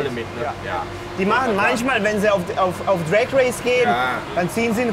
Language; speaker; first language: German; early bilingual, other home language; Polish